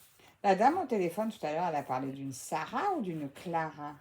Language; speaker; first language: French; native; French